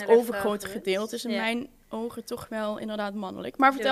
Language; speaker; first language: Dutch; native; Dutch